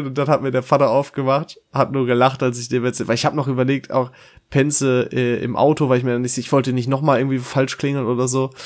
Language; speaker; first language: German; native; German